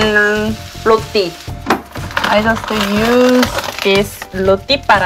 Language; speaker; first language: English; non-native, learner; Korean